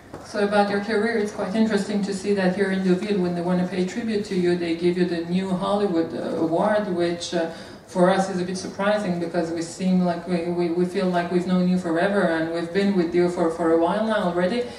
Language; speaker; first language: English; non-native, fluent; French